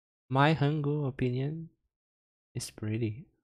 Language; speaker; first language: English; non-native, fluent; Portuguese